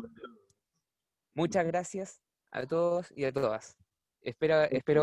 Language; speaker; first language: Spanish; native; Spanish